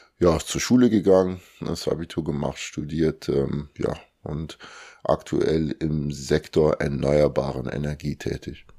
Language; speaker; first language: German; early bilingual, other home language; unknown